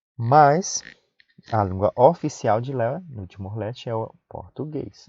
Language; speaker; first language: Portuguese; native; Portuguese